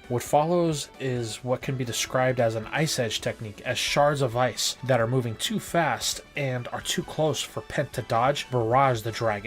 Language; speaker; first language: English; native; English